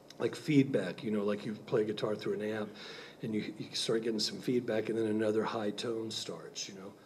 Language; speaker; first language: English; native; English